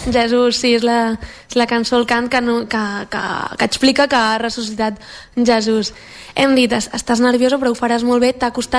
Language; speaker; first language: Catalan; native; Catalan